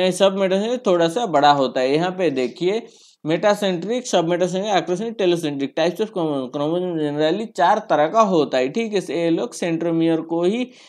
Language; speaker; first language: Hindi; non-native, local second language; Bangla